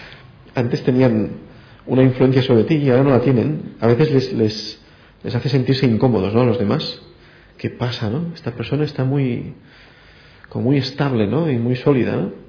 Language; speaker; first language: Spanish; native; Spanish